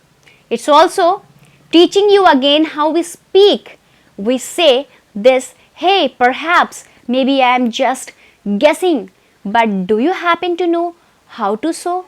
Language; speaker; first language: English; non-native, fluent; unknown